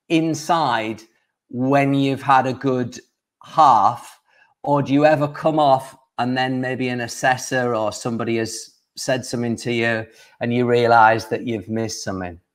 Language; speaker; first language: English; native; English